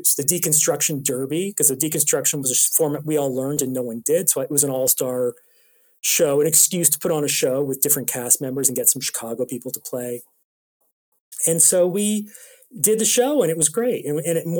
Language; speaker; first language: English; native; English